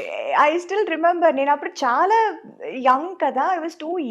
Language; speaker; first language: Telugu; non-native, local second language; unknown